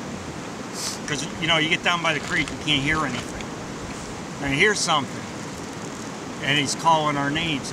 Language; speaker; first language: English; native; English